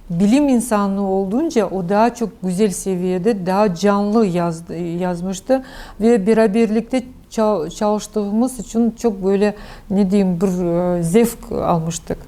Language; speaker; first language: Turkish; non-native, learner; Crimean Tatar